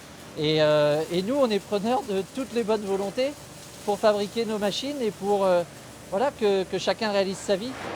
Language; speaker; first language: French; native; French